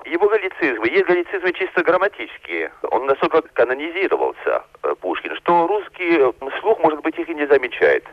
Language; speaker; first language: Russian; non-native, fluent; French